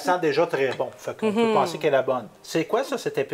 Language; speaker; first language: French; native; French